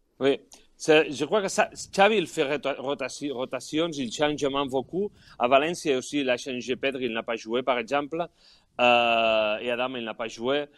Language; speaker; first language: French; non-native, fluent; Catalan